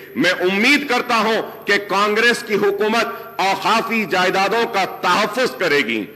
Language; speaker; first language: Urdu; native; Urdu